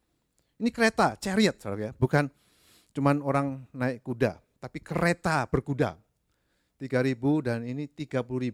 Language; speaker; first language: Indonesian; native; Indonesian